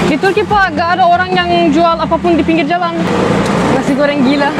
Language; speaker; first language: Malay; non-native, fluent; Turkish